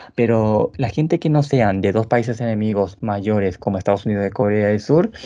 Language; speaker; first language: Spanish; native; Spanish